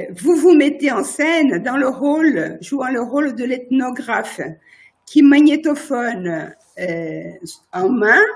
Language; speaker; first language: French; non-native, fluent; Portuguese